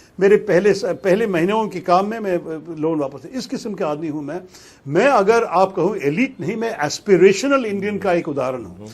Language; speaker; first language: Hindi; non-native, local second language; Malayalam